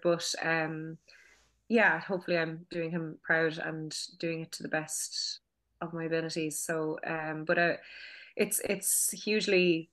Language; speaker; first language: English; native; English